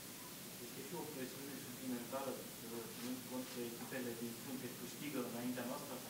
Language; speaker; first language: Romanian; native; Romanian